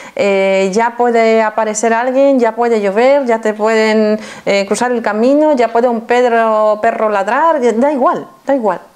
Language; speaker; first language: Spanish; non-native, fluent; Polish